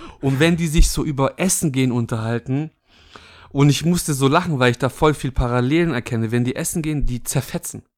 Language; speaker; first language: German; early bilingual, other home language; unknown